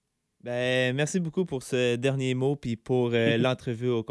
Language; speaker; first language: French; native; French